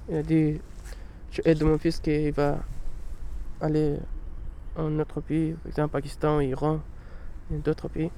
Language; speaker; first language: French; non-native, learner; Pashto